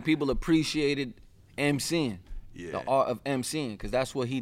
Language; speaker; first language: English; early bilingual, other home language; Spanish